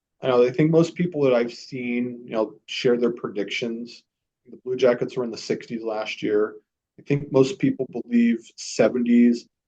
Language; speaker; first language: English; native; English